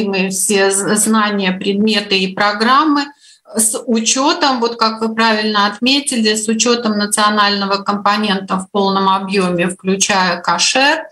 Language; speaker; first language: Russian; native; Russian